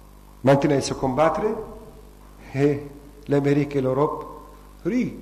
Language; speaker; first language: French; non-native, fluent; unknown